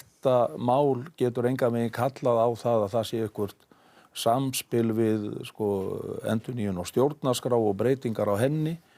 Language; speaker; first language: Icelandic; native; Icelandic